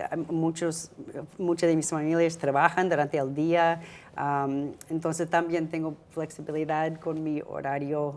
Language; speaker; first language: Spanish; non-native, fluent; English